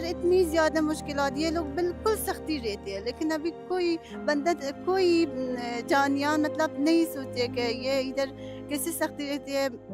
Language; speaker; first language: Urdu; non-native, learner; Persian